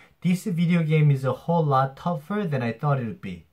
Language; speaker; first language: English; non-native, fluent; Korean